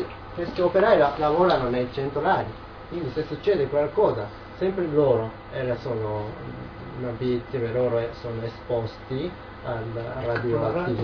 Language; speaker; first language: Italian; non-native, learner; Japanese